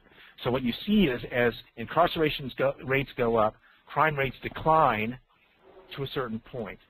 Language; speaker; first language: English; native; English